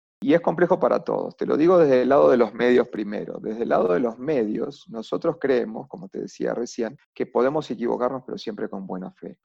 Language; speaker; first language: Spanish; native; Spanish